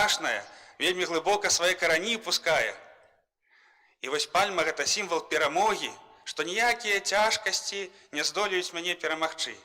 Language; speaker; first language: Belarusian; native; Belarusian